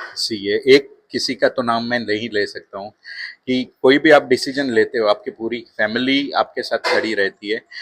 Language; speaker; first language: Hindi; non-native, local second language; Marathi